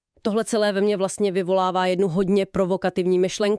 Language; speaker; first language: Czech; native; Czech